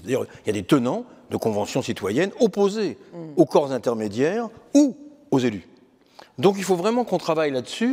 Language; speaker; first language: French; native; French